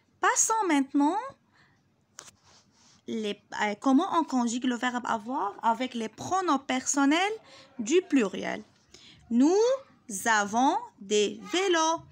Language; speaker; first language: French; non-native, local second language; Arabic